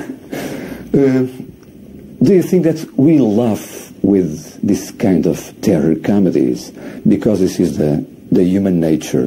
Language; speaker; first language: English; non-native, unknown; Portuguese